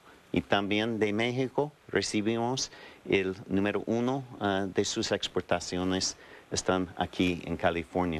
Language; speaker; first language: Spanish; non-native, fluent; English